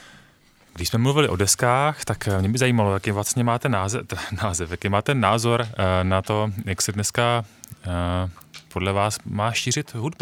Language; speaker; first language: Czech; native; Czech